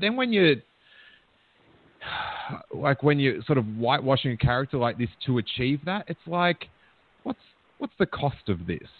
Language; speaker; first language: English; native; English